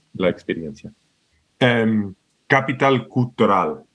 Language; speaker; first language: Spanish; non-native, fluent; English